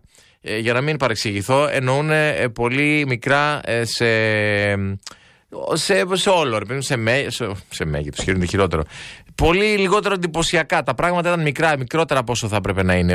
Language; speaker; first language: Greek; native; Greek